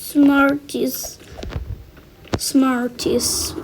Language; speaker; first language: English; non-native, learner; Ukrainian